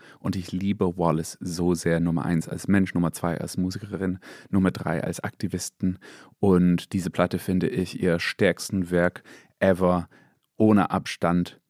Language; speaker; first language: German; non-native, fluent; English